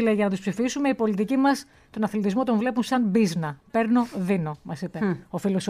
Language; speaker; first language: Greek; native; Greek